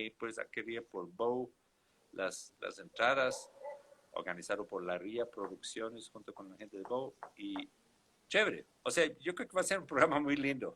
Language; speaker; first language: Spanish; non-native, fluent; German